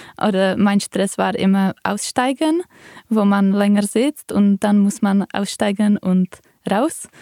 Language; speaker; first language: German; non-native, fluent; Czech